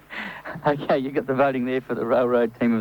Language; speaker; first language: English; native; English